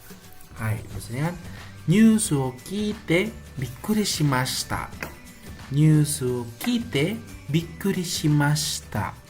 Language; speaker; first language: Japanese; non-native, fluent; Indonesian